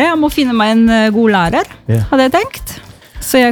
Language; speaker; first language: Norwegian; non-native, learner; Polish